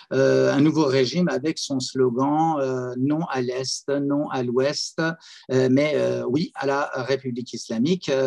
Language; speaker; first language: French; non-native, fluent; Persian